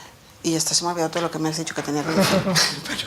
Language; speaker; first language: Spanish; native; Spanish